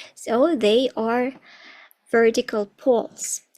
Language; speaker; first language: English; non-native, fluent; Ukrainian